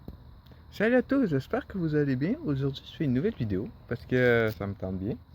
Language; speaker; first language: French; native; French